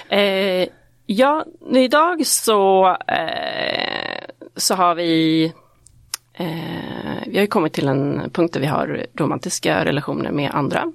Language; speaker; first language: Swedish; native; Swedish